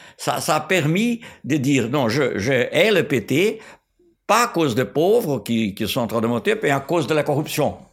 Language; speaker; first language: French; non-native, fluent; Portuguese